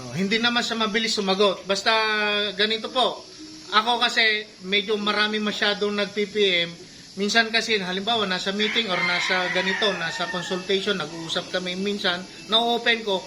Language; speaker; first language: Filipino; non-native, local second language; Iloko